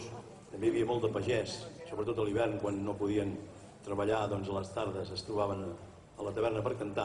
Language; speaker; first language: Catalan; native; Catalan